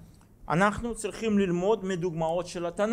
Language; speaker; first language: Hebrew; non-native, fluent; Russian